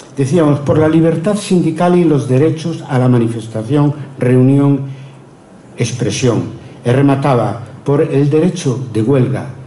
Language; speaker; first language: Spanish; non-native, local second language; Galician